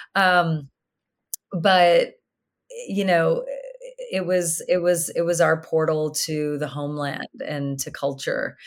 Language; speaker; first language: English; native; English